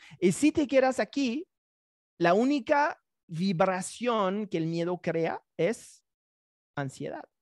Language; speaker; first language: Spanish; non-native, fluent; French